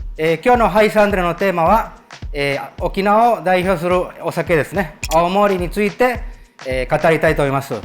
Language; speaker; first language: Japanese; early bilingual, heritage; Spanish